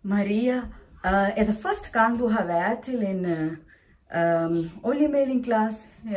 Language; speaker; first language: Danish; non-native, fluent; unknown